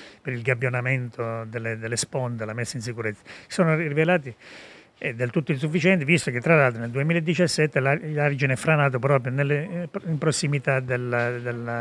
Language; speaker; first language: Italian; native; Italian